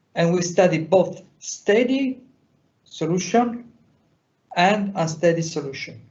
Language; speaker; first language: English; non-native, fluent; Italian